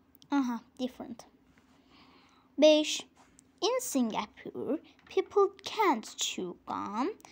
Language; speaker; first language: English; non-native, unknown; Azerbaijani